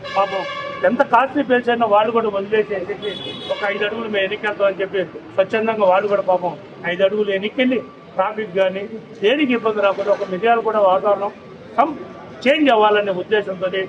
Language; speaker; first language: Telugu; native; Telugu